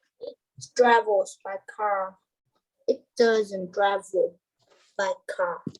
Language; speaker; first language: English; non-native, learner; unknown